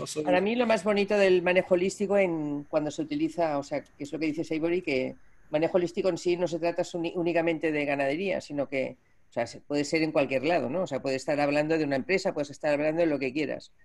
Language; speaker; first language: Spanish; native; Spanish